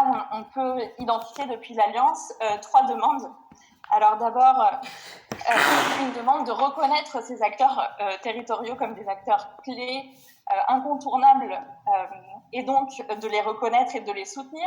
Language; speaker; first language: French; native; French